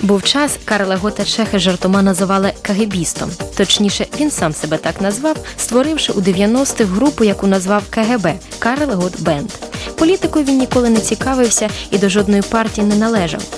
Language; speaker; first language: Ukrainian; native; Ukrainian